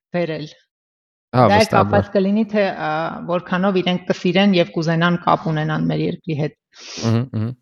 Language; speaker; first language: Armenian; early bilingual, heritage; Armenian